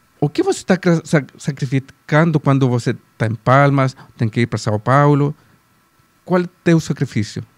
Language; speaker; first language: Portuguese; non-native, fluent; Spanish